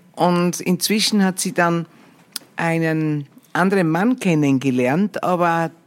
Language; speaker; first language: German; native; German